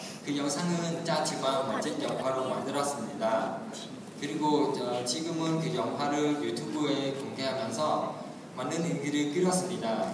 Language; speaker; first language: Korean; non-native, learner; Khmer